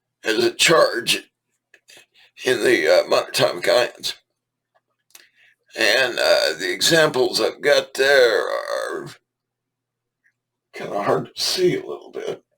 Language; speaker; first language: English; native; English